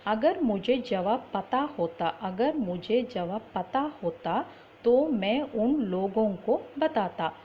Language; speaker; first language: Hindi; non-native, local second language; Tamil